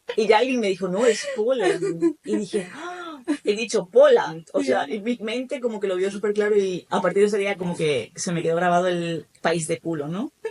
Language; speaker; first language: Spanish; native; Spanish